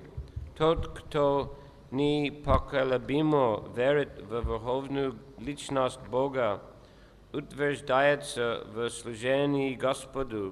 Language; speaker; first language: Russian; non-native, fluent; English